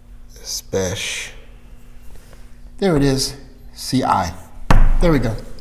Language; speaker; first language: English; native; English